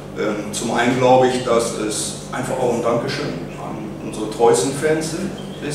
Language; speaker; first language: German; native; German